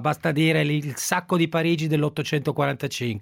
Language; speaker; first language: Italian; native; Italian